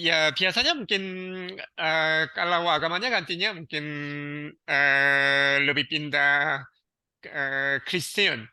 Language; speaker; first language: Indonesian; non-native, learner; Korean